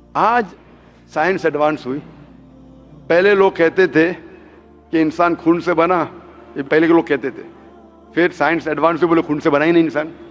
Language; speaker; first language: Hindi; non-native, local second language; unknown